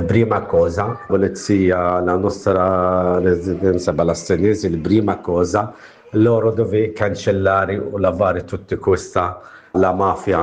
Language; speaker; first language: Italian; non-native, learner; Arabic